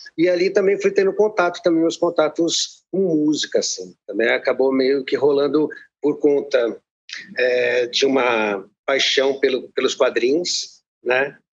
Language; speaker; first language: Portuguese; native; Portuguese